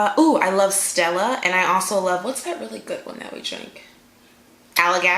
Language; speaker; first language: English; native; English